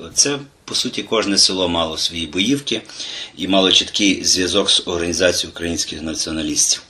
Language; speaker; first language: Ukrainian; native; Ukrainian